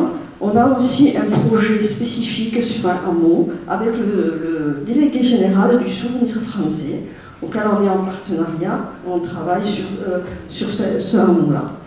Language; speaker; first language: French; native; French